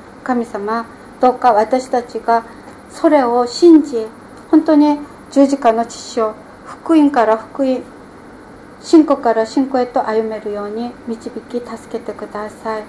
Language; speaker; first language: Japanese; non-native, fluent; Korean